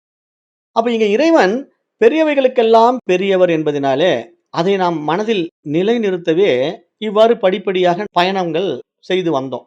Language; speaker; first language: Tamil; native; Tamil